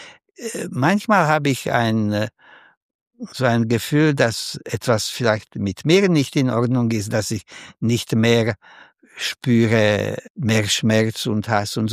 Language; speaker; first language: German; non-native, fluent; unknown